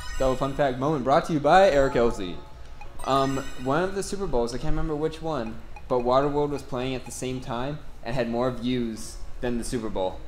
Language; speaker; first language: English; native; English